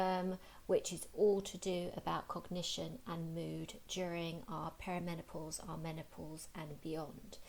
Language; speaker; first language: English; native; English